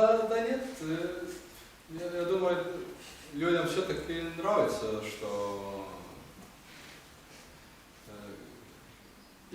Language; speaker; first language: Russian; non-native, learner; Estonian